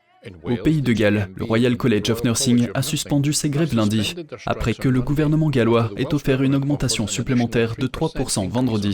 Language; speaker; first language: French; native; French